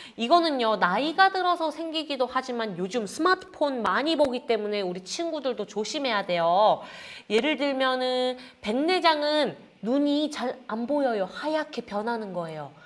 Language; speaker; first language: Korean; native; Korean